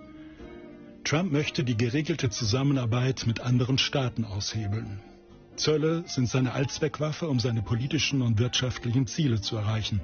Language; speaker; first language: German; native; German